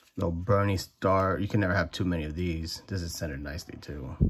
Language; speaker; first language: English; native; English